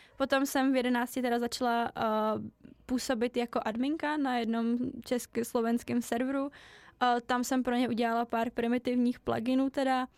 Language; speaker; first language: Czech; native; Czech